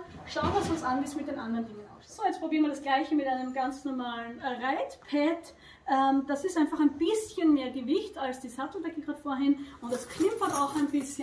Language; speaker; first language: German; native; German